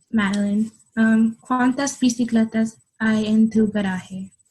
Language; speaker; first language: Spanish; non-native, learner; English